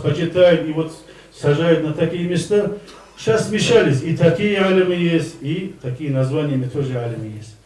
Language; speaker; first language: Russian; non-native, local second language; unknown